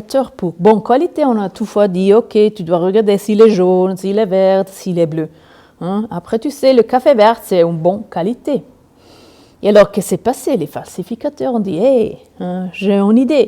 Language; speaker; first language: French; non-native, learner; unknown